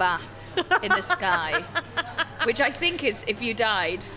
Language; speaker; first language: English; native; English